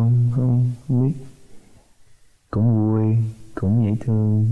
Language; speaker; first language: Vietnamese; early bilingual, heritage; Vietnamese